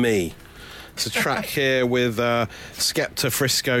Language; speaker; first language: English; native; English